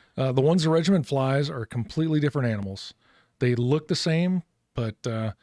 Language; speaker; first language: English; native; English